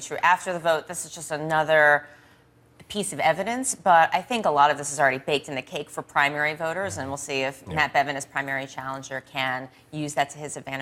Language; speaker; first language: English; native; English